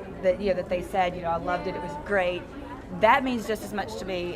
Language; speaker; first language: English; native; English